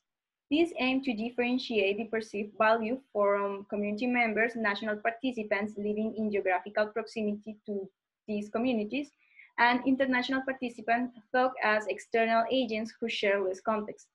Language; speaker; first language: English; non-native, fluent; Spanish